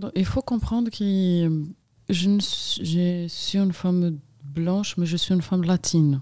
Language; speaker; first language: French; non-native, fluent; Portuguese